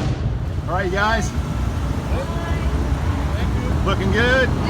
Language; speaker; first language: English; native; English